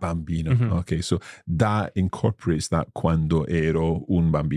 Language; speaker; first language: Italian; non-native, fluent; English